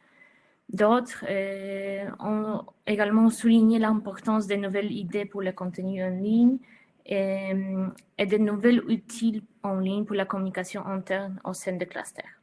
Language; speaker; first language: French; non-native, fluent; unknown